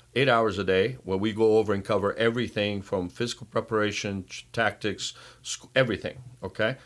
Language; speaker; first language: English; non-native, fluent; Portuguese